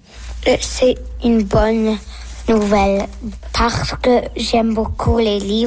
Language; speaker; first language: French; non-native, local second language; English